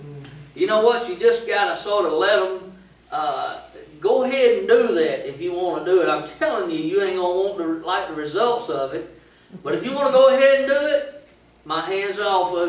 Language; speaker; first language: English; native; English